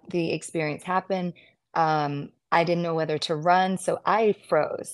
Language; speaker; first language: English; native; English